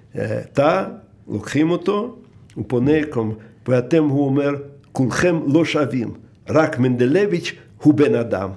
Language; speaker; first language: Hebrew; non-native, fluent; Russian